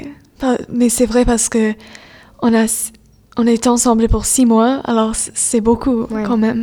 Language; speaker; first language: French; non-native, fluent; English